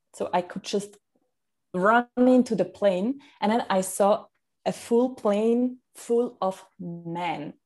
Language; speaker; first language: English; non-native, fluent; Swiss German